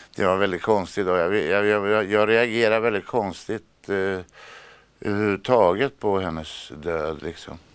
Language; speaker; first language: Swedish; native; Swedish